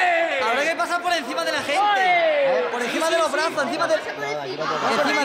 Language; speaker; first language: Spanish; native; Spanish